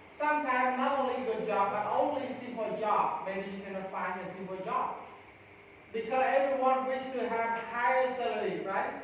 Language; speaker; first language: English; non-native, fluent; Khmer